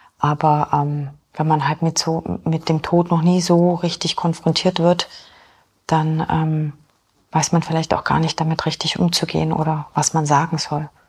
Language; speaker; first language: German; early bilingual, other home language; Polish